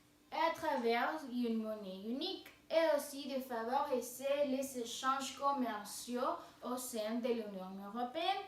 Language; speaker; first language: French; non-native, fluent; Spanish